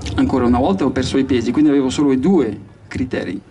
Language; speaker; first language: Italian; non-native, fluent; French